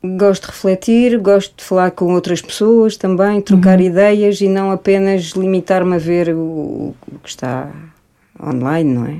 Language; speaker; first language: Portuguese; early bilingual, heritage; Portuguese